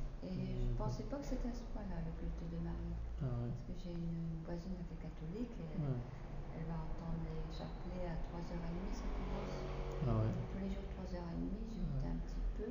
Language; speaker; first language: French; native; French